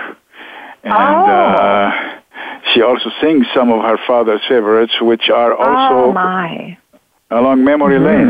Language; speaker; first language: English; non-native, fluent; Arabic